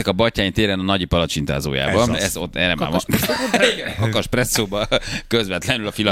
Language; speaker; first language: Hungarian; native; Hungarian